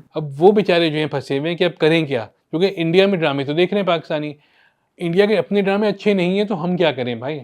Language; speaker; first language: Urdu; native; Urdu